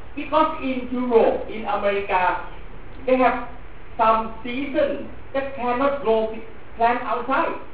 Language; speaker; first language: English; non-native, fluent; Thai